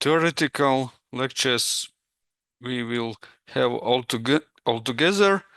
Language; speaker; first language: English; non-native, fluent; Latvian